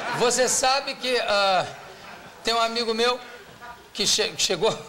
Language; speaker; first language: Portuguese; native; Portuguese